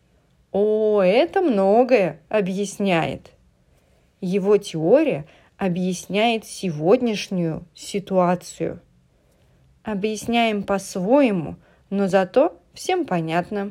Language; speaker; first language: Russian; non-native, learner; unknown